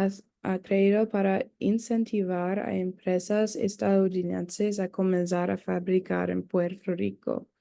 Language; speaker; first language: Spanish; non-native, learner; English